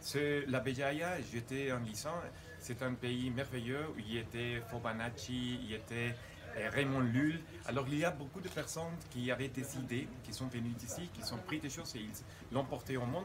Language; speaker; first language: French; non-native, fluent; Spanish